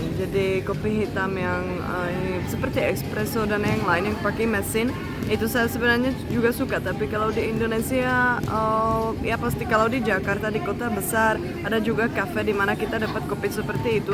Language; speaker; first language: Indonesian; non-native, fluent; Czech